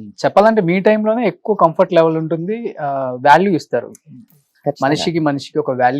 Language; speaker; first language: Telugu; native; Telugu